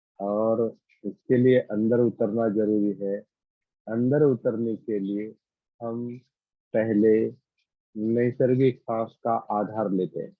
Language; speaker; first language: Hindi; non-native, local second language; Marathi